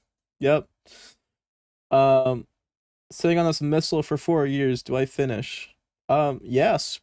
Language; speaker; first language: English; native; English